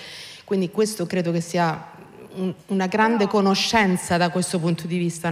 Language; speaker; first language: Italian; native; Italian